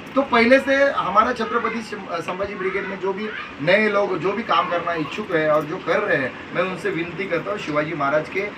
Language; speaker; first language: Hindi; non-native, local second language; Marathi